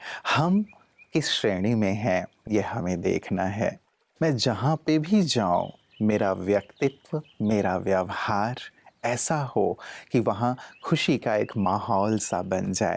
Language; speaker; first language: Hindi; native; Hindi